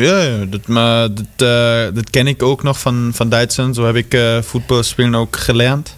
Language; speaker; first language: Dutch; non-native, fluent; German